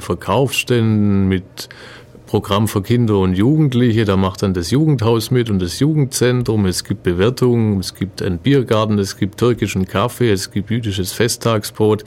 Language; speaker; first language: German; native; German